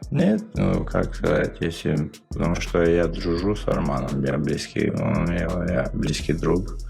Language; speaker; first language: Russian; non-native, local second language; Chechen